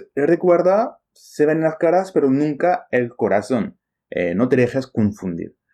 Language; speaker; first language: Spanish; non-native, fluent; French